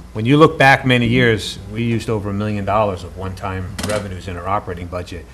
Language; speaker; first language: English; native; English